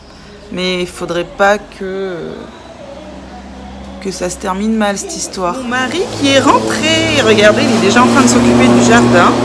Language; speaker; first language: French; native; French